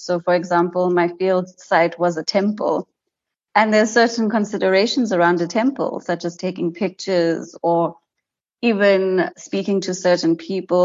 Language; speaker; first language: English; native; English